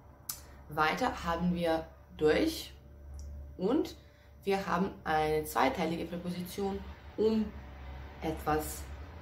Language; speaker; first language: German; non-native, fluent; Serbian